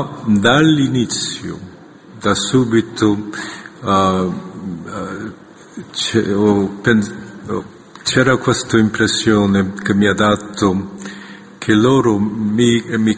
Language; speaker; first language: Italian; non-native, fluent; Korean